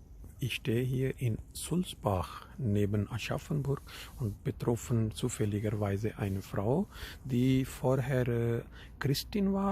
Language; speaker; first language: German; non-native, fluent; Urdu